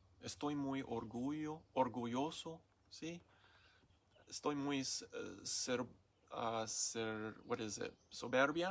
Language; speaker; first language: Spanish; non-native, learner; English